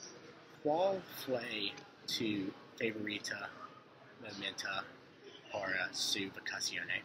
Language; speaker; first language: Spanish; non-native, learner; English